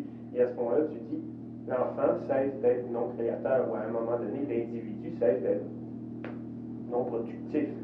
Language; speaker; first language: French; native; French